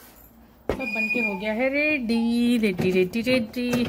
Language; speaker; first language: Hindi; native; Hindi